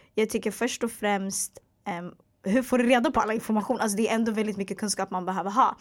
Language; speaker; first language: Swedish; early bilingual, other home language; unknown